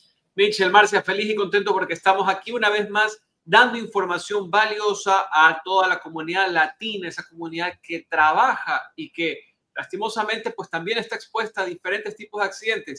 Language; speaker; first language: Spanish; native; Spanish